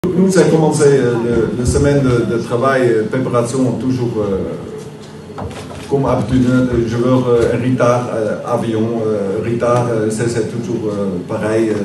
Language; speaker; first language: French; non-native, learner; Dutch